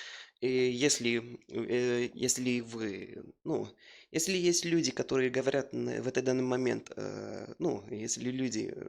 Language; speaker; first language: Russian; early bilingual, heritage; Russian